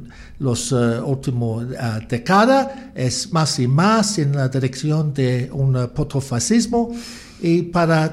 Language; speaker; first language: Spanish; non-native, learner; English